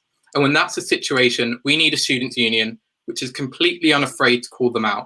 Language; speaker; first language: English; native; English